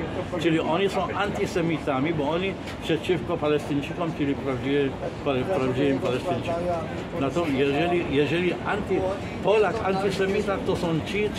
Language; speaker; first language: Polish; non-native, fluent; Arabic